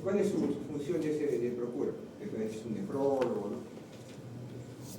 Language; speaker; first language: Spanish; native; Spanish